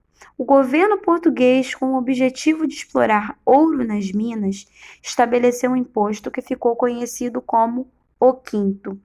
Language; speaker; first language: Portuguese; native; Portuguese